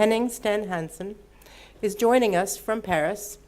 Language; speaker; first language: English; non-native, fluent; Latvian